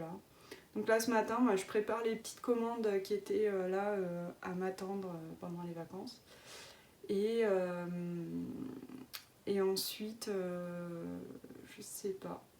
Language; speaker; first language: French; native; French